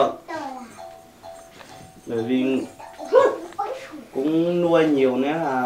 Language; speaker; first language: Vietnamese; non-native, local second language; Hmong